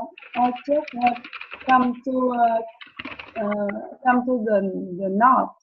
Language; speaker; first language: English; non-native, learner; Vietnamese